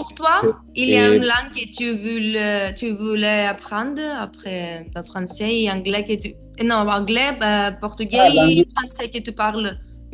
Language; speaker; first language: French; non-native, learner; Greek